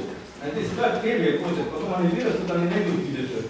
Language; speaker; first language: Russian; non-native, learner; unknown